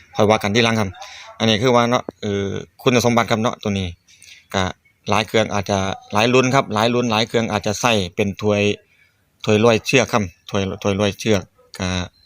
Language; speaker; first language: Thai; native; Thai